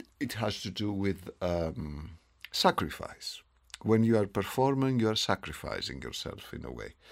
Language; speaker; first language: English; non-native, fluent; Greek